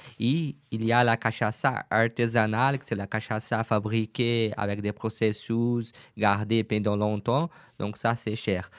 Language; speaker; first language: French; non-native, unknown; Portuguese